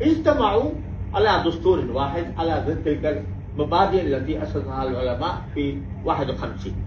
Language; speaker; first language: Arabic; non-native, fluent; Urdu